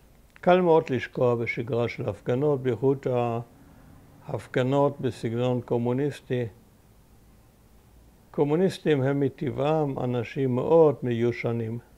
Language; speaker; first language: Hebrew; early bilingual, other home language; German